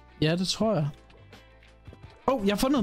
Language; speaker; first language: Danish; native; Danish